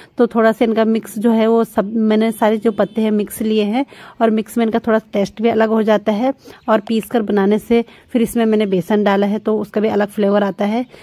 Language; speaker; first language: Hindi; native; Hindi